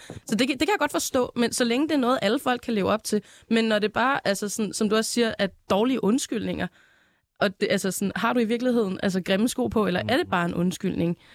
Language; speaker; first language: Danish; native; Danish